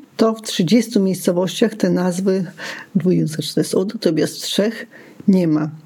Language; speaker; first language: Polish; non-native, local second language; Lithuanian